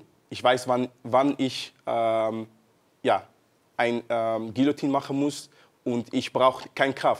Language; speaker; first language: German; non-native, learner; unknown